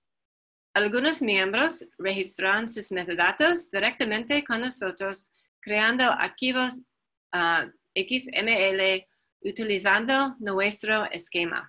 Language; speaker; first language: Spanish; non-native, fluent; English